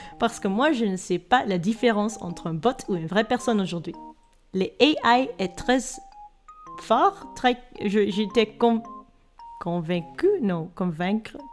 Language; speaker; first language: French; non-native, learner; Dutch